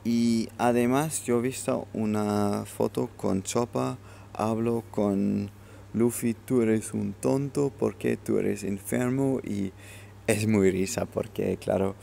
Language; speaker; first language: Spanish; non-native, learner; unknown